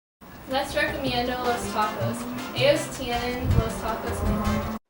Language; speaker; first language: Spanish; non-native, learner; English